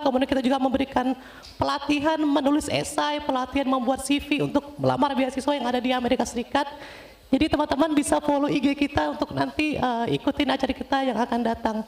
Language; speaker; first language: Indonesian; native; Indonesian